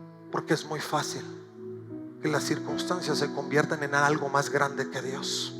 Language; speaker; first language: Spanish; native; Spanish